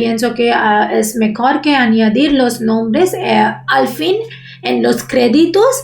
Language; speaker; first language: Spanish; non-native, learner; Bangla